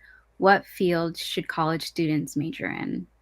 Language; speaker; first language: English; native; English